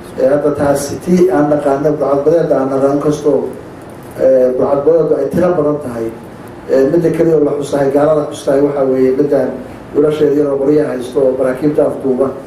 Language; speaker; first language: Somali; native; Somali